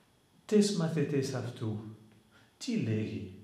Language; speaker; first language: Greek; non-native, fluent; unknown